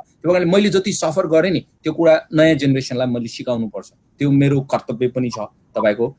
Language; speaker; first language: Nepali; native; Nepali